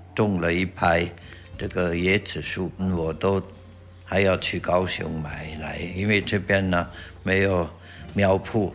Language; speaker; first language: Chinese; non-native, fluent; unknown